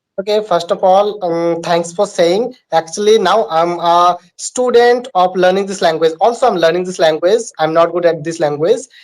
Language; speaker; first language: English; non-native, learner; Bangla